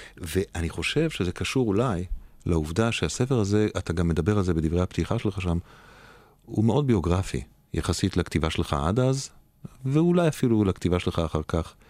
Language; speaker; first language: Hebrew; native; Hebrew